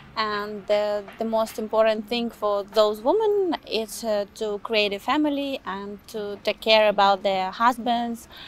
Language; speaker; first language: English; non-native, fluent; Ukrainian